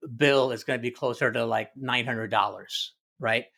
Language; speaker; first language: English; early bilingual, other home language; Hindi